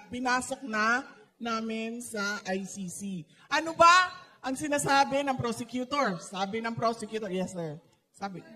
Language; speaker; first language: Filipino; non-native, local second language; Cebuano